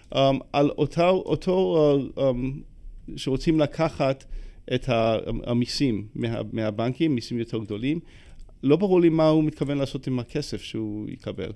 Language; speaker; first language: Hebrew; non-native, fluent; English